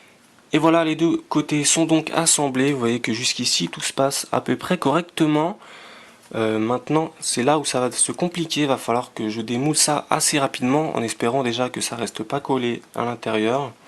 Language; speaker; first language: French; native; French